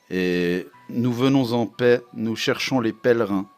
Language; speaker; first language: French; native; French